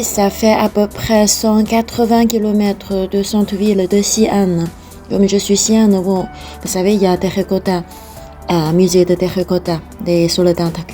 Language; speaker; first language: French; non-native, fluent; Chinese